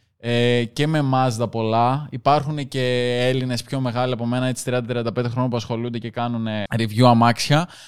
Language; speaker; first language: Greek; native; Greek